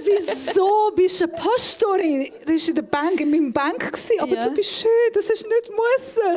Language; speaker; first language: German; non-native, fluent; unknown